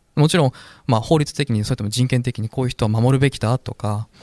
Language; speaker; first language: Japanese; non-native, fluent; Korean